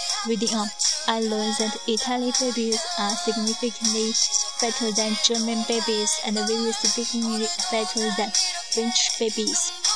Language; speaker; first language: English; non-native, learner; Chinese